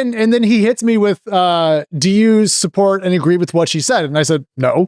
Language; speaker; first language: English; native; English